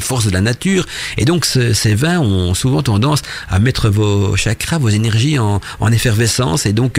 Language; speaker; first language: French; native; French